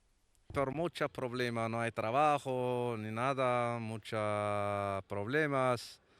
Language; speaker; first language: Spanish; non-native, learner; Arabic